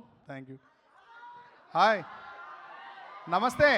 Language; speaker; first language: Telugu; native; Telugu